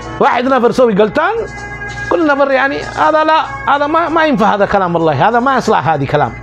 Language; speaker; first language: Arabic; non-native, learner; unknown